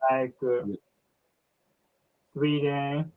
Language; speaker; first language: English; non-native, learner; Japanese